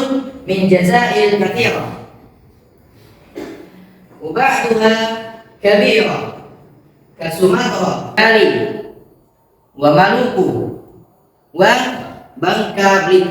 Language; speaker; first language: Arabic; non-native, fluent; Indonesian